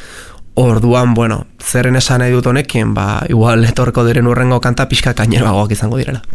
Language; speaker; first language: Basque; native; Basque